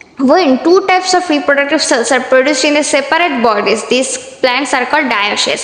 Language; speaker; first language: English; non-native, local second language; Bangla